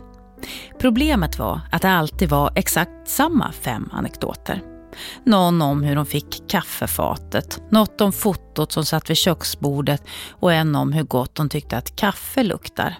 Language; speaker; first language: Swedish; native; Swedish